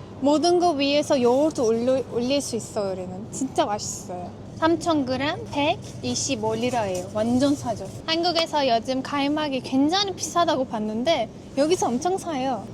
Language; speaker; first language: Korean; non-native, fluent; Turkish